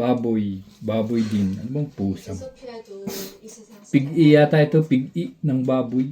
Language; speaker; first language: Filipino; native; Filipino